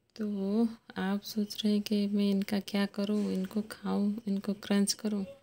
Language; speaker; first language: Hindi; native; Hindi